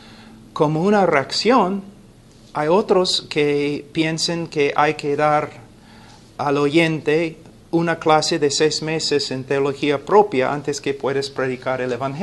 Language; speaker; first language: Spanish; non-native, fluent; English